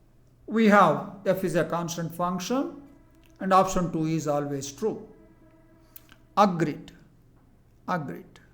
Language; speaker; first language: English; non-native, local second language; Telugu